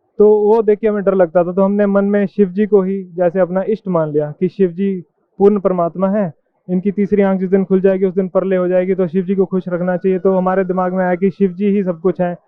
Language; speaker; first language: Hindi; native; Hindi